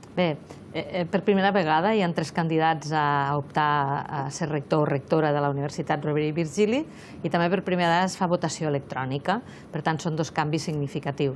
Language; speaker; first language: Catalan; native; Catalan